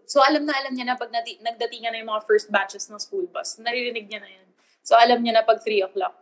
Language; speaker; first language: Filipino; native; Filipino